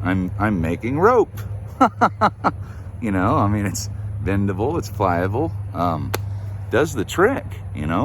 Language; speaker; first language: English; native; English